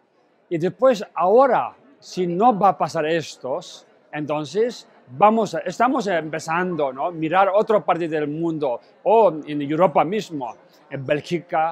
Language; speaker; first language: Spanish; non-native, learner; Tibetan